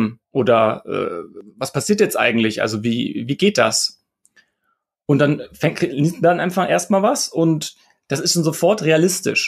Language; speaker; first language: German; native; German